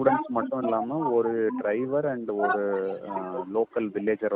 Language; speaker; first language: Tamil; native; Tamil